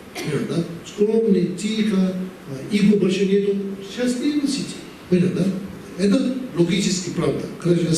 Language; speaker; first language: Russian; non-native, learner; Tibetan